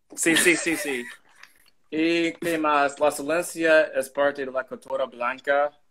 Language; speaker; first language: Spanish; non-native, learner; English